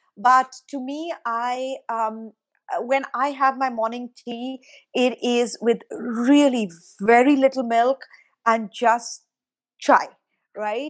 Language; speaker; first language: English; non-native, local second language; Hindi